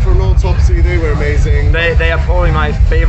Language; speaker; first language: English; native; English